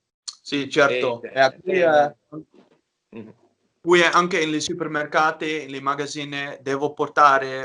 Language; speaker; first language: Italian; non-native, learner; Dutch